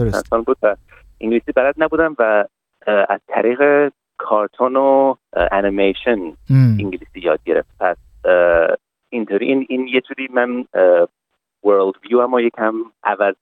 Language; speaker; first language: Persian; early bilingual, heritage; Persian